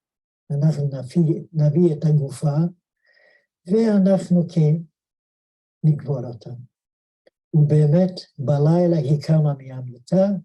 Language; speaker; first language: Hebrew; non-native, fluent; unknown